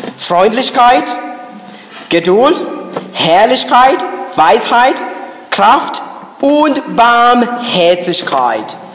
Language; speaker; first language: German; non-native, fluent; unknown